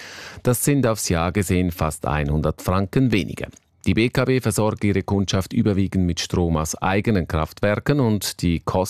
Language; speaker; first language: German; native; German